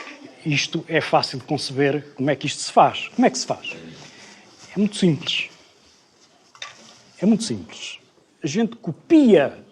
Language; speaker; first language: Portuguese; native; Portuguese